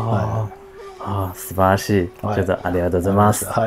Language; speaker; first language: Japanese; non-native, learner; Chinese